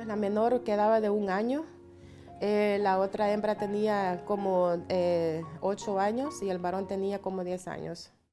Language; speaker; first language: Spanish; native; Spanish